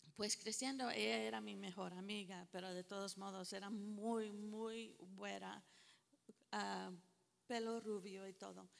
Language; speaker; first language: Spanish; early bilingual, heritage; Spanish